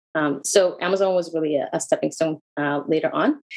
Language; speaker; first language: English; non-native, fluent; Hebrew